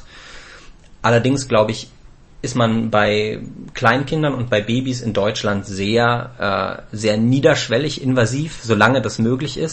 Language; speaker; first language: German; native; German